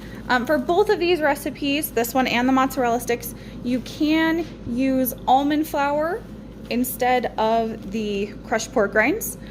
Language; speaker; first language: English; native; English